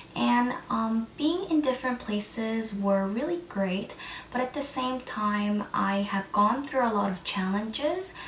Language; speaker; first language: English; early bilingual, other home language; Korean